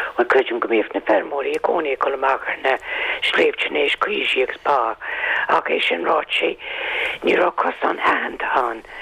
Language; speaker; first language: Irish; native; Irish